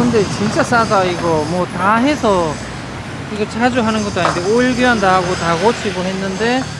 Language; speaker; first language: Korean; native; Korean